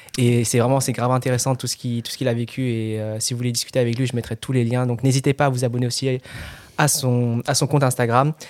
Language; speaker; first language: French; native; French